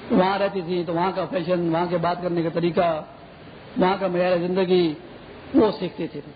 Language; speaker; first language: Urdu; non-native, local second language; Pashto